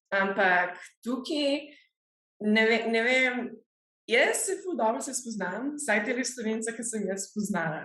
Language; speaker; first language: Slovenian; early bilingual, heritage; Slovenian